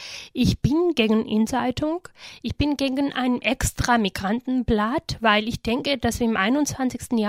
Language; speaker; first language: German; non-native, fluent; Georgian